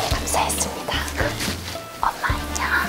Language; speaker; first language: Korean; native; Korean